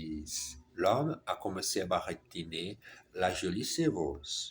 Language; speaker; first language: French; non-native, learner; German